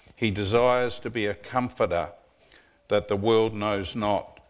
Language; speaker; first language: English; native; English